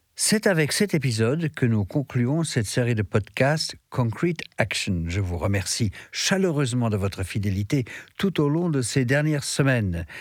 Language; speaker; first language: French; native; French